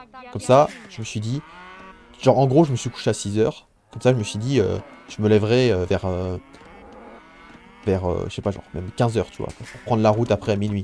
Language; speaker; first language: French; native; French